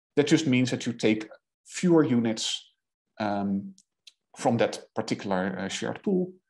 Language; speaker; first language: English; non-native, fluent; Dutch